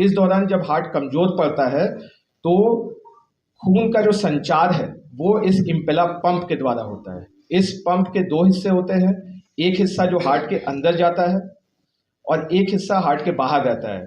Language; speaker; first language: Hindi; native; Hindi